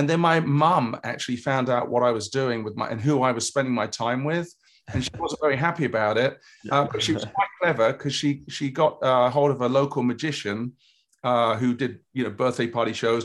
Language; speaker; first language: English; native; English